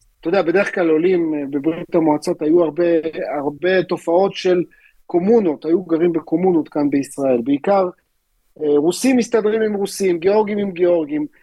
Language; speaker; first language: Hebrew; early bilingual, other home language; Russian